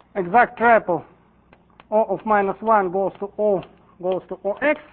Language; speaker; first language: English; non-native, fluent; Russian